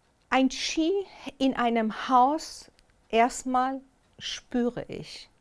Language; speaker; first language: German; non-native, fluent; Persian